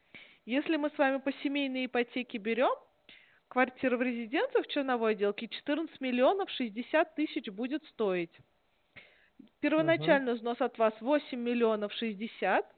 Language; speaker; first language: Russian; native; Russian